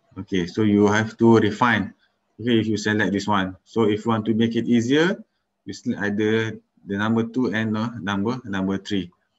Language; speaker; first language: English; non-native, local second language; Malay